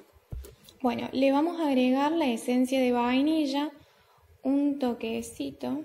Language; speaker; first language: Spanish; native; Spanish